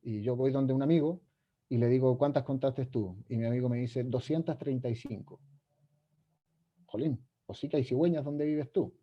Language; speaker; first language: Spanish; native; Spanish